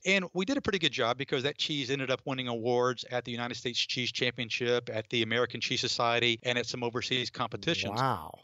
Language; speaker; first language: English; native; English